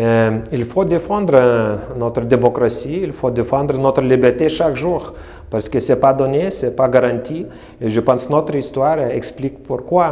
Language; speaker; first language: French; non-native, fluent; Lithuanian